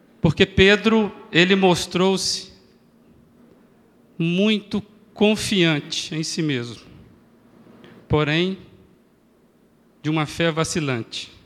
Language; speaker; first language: Portuguese; native; Portuguese